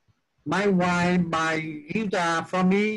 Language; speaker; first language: English; non-native, learner; Vietnamese